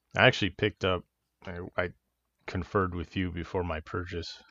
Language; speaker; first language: English; native; English